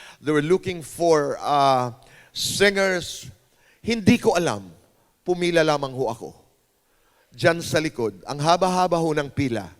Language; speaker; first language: Filipino; non-native, local second language; Waray